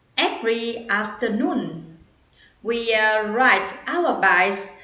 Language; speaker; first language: English; non-native, learner; Vietnamese